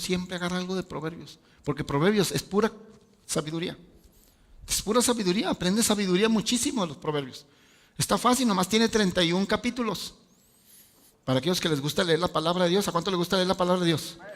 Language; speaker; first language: Spanish; native; Spanish